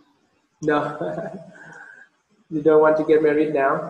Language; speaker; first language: English; non-native, fluent; Vietnamese